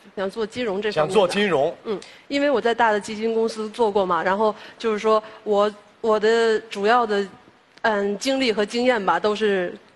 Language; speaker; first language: Chinese; native; Chinese